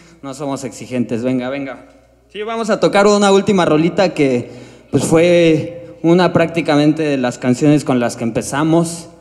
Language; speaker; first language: Spanish; native; Spanish